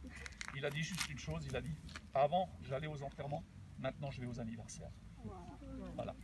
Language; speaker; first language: French; native; French